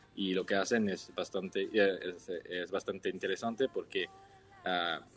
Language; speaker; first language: Spanish; non-native, fluent; French